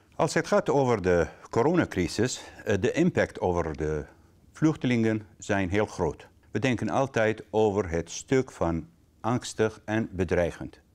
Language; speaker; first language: Dutch; non-native, fluent; Arabic